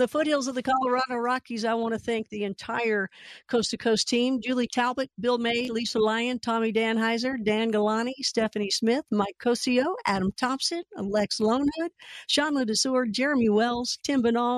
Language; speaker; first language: English; native; English